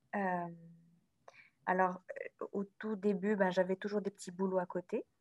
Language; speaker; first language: French; non-native, local second language; Arabic